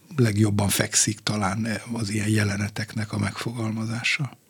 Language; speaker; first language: Hungarian; non-native, fluent; Turkish